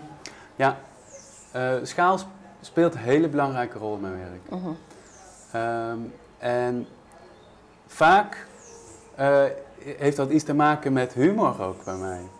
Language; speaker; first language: Dutch; native; Dutch